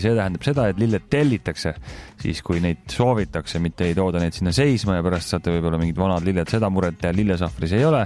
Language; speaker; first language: Estonian; native; Estonian